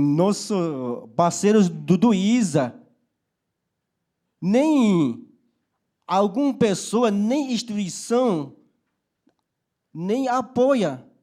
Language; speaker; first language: Portuguese; non-native, local second language; Yanomámi